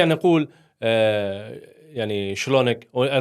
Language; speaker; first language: Arabic; non-native, learner; Swedish